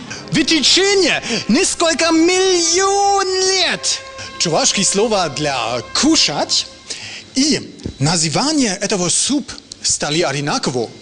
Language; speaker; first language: Russian; non-native, learner; German